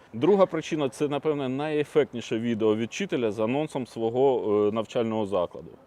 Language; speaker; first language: Ukrainian; native; Ukrainian